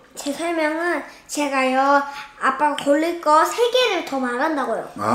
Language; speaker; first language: Vietnamese; early bilingual, heritage; Korean